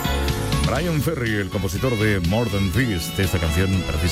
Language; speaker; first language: Spanish; native; Spanish